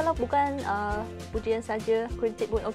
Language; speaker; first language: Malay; non-native, fluent; Chinese